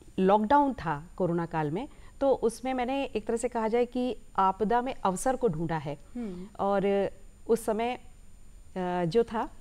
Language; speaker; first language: Hindi; native; Hindi